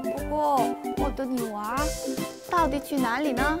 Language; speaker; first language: Chinese; non-native, fluent; Korean